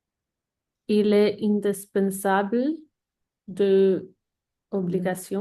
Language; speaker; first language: French; non-native, learner; English